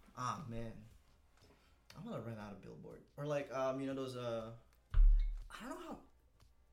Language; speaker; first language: English; non-native, local second language; Filipino